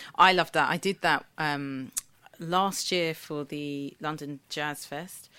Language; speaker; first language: English; early bilingual, other home language; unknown